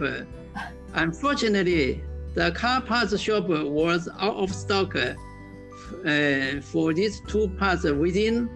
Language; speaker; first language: English; non-native, learner; Chinese